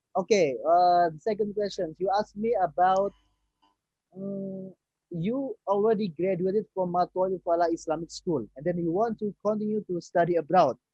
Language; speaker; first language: English; non-native, fluent; Indonesian